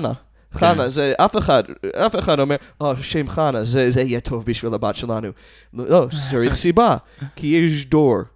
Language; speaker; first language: Hebrew; non-native, fluent; English